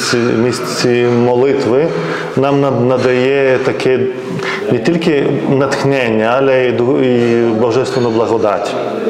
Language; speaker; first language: Ukrainian; non-native, fluent; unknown